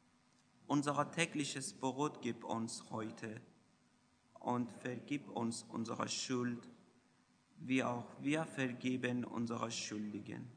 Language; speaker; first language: German; non-native, fluent; Persian